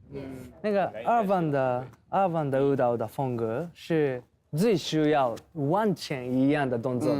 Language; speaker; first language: Chinese; non-native, learner; Japanese